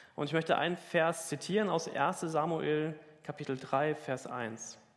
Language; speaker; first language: German; native; German